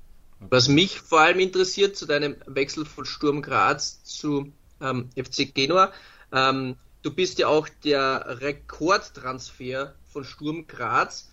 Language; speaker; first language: German; native; German